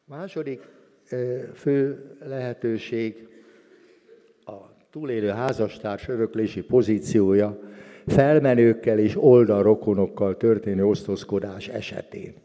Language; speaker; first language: Hungarian; native; Hungarian